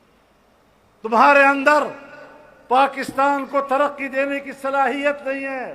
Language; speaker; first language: Urdu; non-native, local second language; Pashto